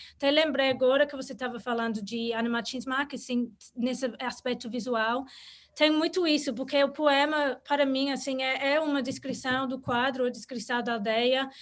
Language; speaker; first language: Portuguese; non-native, fluent; English